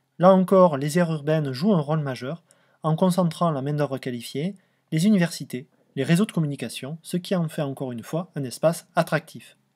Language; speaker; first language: French; native; French